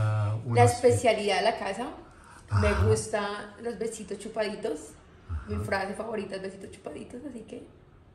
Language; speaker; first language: Spanish; native; Spanish